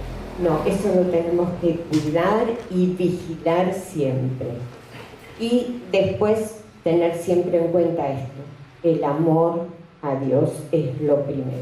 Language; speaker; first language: Spanish; native; Spanish